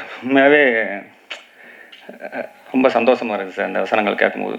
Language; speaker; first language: Tamil; native; Tamil